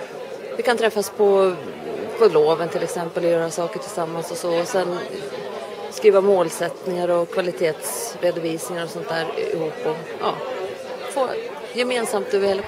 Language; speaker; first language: Swedish; native; Swedish